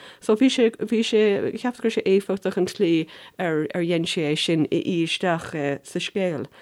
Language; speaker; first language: Irish; native; Irish